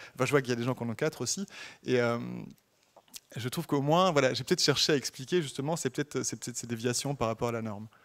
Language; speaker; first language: French; native; French